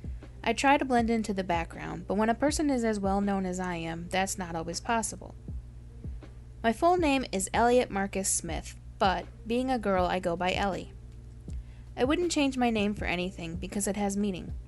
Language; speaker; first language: English; native; English